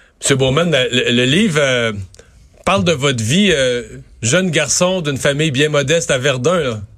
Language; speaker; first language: French; native; French